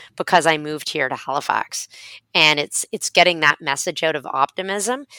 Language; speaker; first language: English; native; English